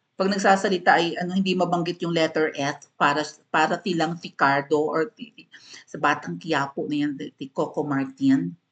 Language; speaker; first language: Filipino; non-native, local second language; Cebuano